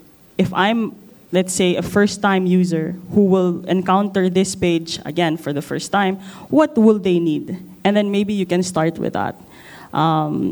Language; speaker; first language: English; non-native, local second language; Filipino